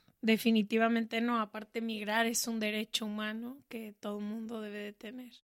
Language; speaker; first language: Spanish; native; Spanish